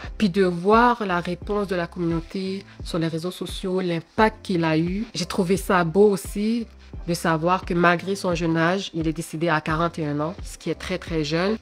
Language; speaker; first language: French; early bilingual, other home language; Haitian Creole